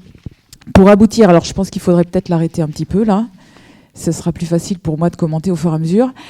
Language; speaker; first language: French; native; French